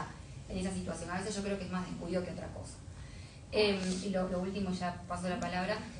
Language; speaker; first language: Spanish; native; Spanish